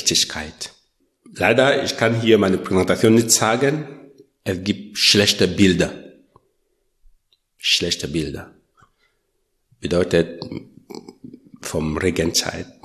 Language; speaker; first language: German; non-native, learner; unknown